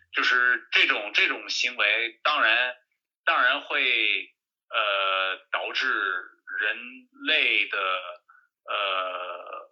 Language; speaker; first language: Chinese; non-native, fluent; English